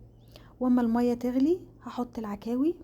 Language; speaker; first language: Arabic; native; Arabic